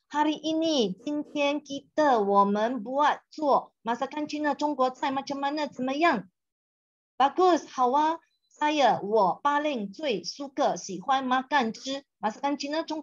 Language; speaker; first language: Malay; non-native, local second language; Chinese